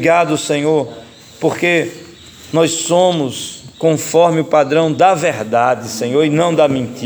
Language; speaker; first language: Portuguese; native; Portuguese